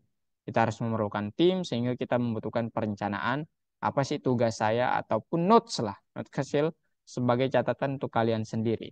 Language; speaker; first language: Indonesian; native; Indonesian